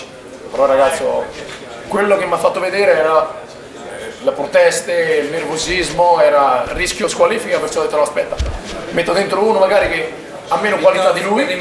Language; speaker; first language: Italian; native; Italian